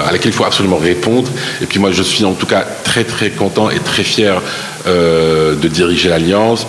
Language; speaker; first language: French; non-native, local second language; Arabic